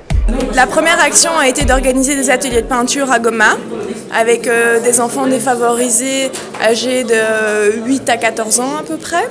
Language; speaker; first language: French; native; French